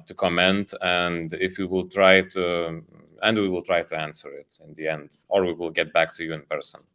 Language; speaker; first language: English; non-native, fluent; Lithuanian